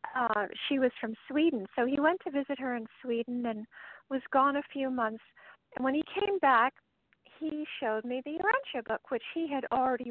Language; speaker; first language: English; native; English